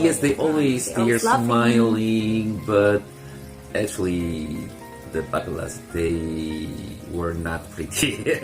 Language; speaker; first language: English; non-native, fluent; Korean